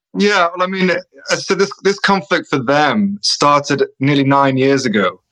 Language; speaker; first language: English; native; English